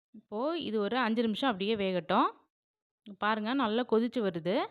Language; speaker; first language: Tamil; native; Tamil